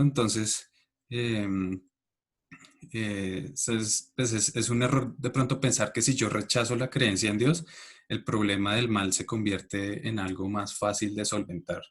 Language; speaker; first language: Spanish; native; Spanish